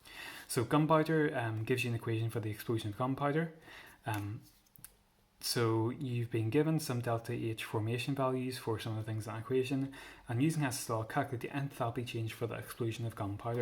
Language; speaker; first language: English; native; English